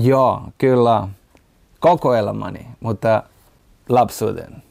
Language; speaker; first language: Finnish; non-native, learner; Portuguese